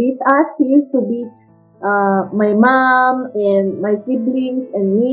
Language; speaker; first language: English; non-native, fluent; Japanese